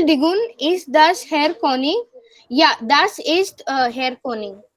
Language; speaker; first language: German; non-native, learner; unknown